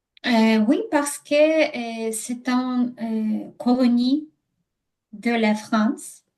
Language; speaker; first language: French; non-native, learner; Ukrainian